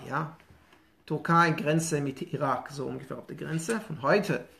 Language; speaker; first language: German; non-native, fluent; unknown